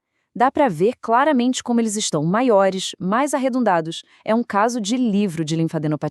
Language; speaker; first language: Portuguese; native; Portuguese